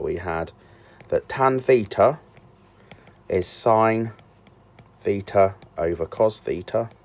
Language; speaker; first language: English; native; English